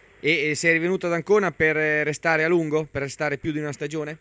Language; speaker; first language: Italian; native; Italian